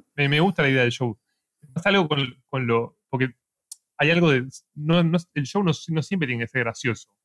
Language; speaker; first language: Spanish; native; Spanish